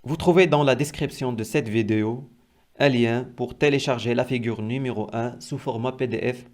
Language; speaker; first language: French; non-native, local second language; Arabic